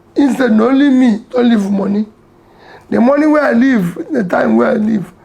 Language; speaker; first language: Nigerian Pidgin; non-native, local second language; Igbo